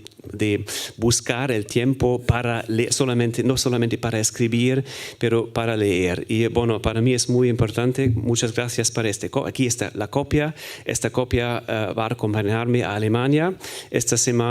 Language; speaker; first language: Spanish; non-native, fluent; German